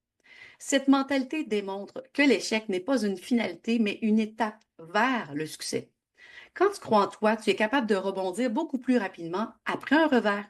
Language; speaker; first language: French; native; French